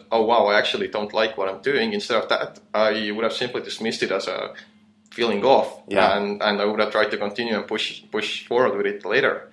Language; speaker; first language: English; non-native, fluent; Estonian